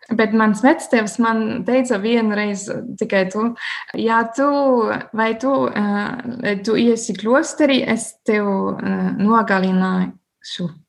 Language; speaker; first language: Latvian; non-native, learner; German